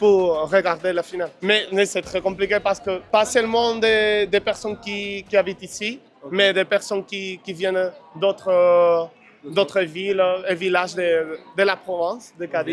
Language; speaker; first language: French; non-native, fluent; Spanish